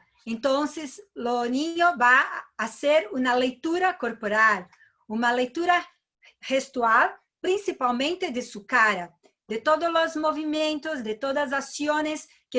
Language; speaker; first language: Spanish; non-native, learner; Portuguese